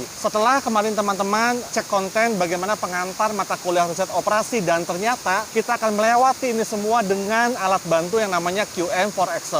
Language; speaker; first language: Indonesian; native; Indonesian